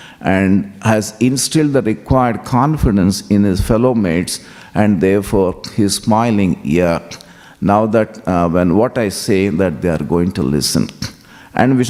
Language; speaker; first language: English; non-native, local second language; Telugu